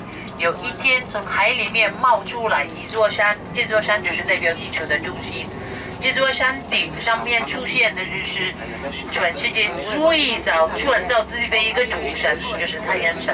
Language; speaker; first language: Chinese; non-native, fluent; Arabic